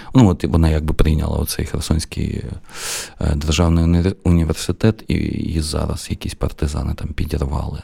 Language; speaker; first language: Ukrainian; non-native, local second language; Russian